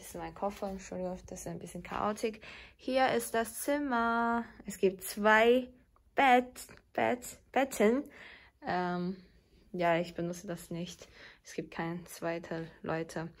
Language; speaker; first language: German; non-native, fluent; Chinese